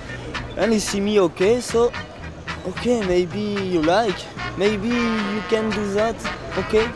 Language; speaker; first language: English; non-native, learner; French